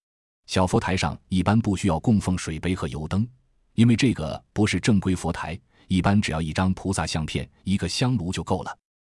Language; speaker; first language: Chinese; native; Chinese